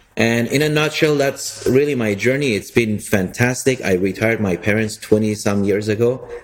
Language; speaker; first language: English; early bilingual, other home language; Persian